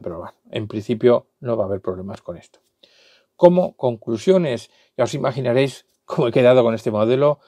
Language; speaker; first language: Spanish; native; Spanish